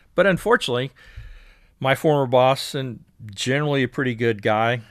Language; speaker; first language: English; native; English